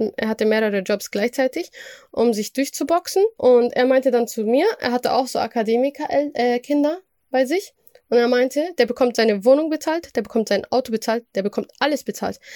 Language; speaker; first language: German; early bilingual, other home language; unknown